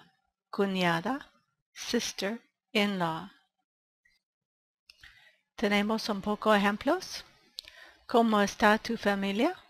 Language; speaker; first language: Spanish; non-native, learner; English